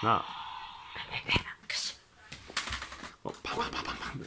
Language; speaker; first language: Japanese; native; Japanese